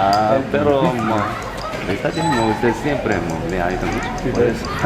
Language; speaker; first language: Spanish; non-native, learner; Korean